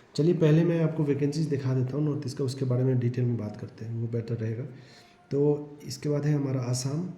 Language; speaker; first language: Hindi; non-native, local second language; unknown